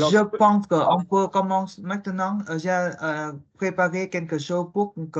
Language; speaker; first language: French; non-native, learner; Vietnamese